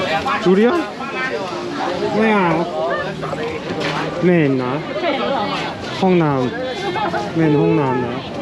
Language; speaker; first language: Korean; non-native, learner; Thai